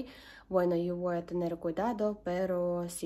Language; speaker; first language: Spanish; non-native, learner; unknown